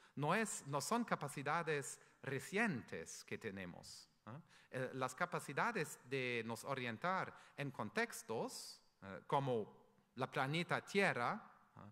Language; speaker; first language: Spanish; non-native, fluent; German